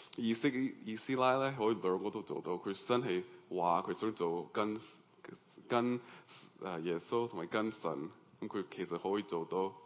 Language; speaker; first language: Cantonese; early bilingual, heritage; Cantonese